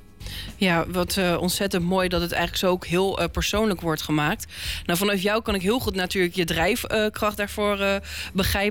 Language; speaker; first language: Dutch; native; Dutch